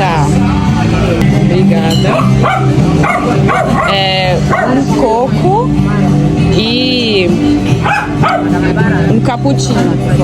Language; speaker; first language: Portuguese; non-native, fluent; English